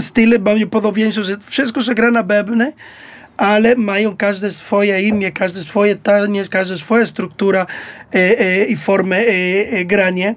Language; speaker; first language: Polish; non-native, learner; Spanish